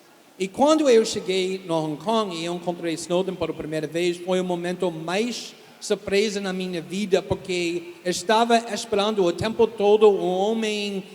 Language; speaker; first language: Portuguese; non-native, fluent; English